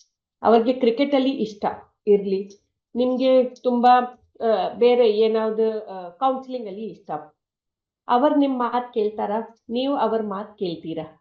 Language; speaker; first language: Kannada; non-native, learner; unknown